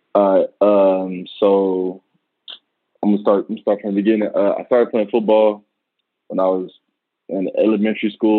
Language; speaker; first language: English; native; English